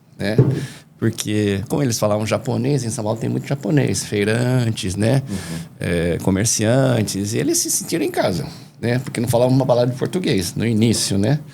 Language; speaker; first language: Portuguese; early bilingual, other home language; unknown